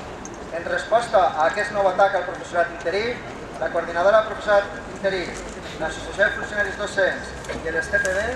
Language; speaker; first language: Catalan; native; Catalan